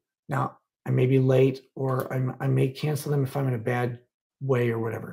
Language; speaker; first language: English; native; English